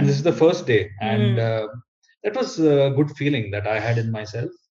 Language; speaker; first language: English; non-native, local second language; Kannada